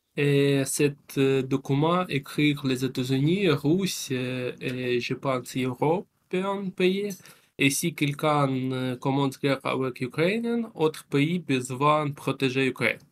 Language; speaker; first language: French; non-native, learner; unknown